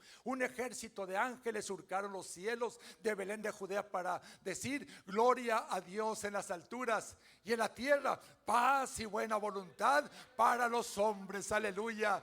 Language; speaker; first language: Spanish; native; Spanish